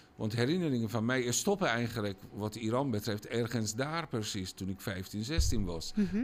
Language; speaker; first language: Dutch; non-native, fluent; Persian